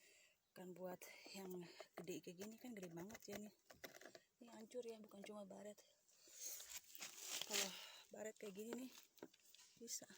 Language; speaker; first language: Indonesian; native; Indonesian